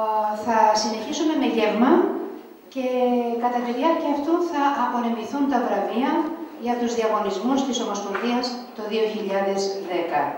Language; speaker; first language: Greek; native; Greek